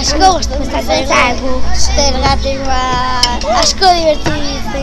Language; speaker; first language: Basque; non-native, local second language; Spanish